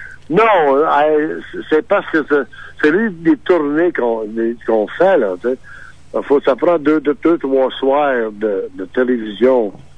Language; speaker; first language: French; native; French